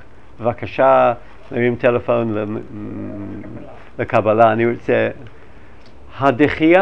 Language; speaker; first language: Hebrew; non-native, fluent; English